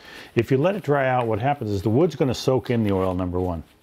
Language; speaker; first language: English; native; English